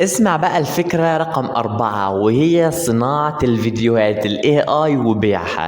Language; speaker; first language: Arabic; native; Arabic